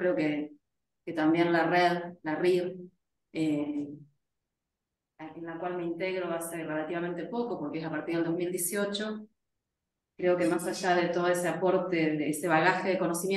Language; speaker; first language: Spanish; native; Spanish